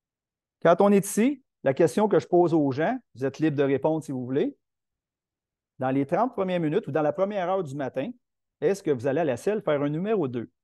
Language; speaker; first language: French; native; French